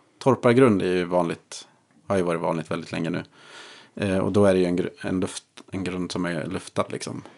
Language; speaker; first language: Swedish; native; Swedish